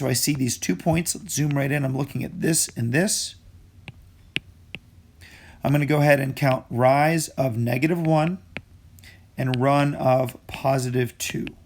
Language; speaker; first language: English; native; English